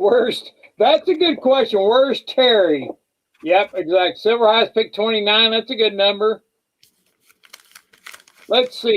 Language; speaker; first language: English; native; English